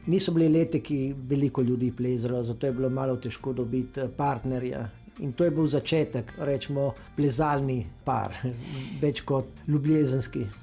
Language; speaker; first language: Slovenian; native; Slovenian